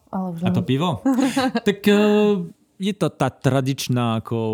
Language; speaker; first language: Slovak; non-native, fluent; French